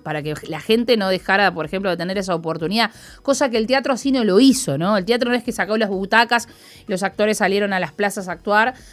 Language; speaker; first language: Spanish; native; Spanish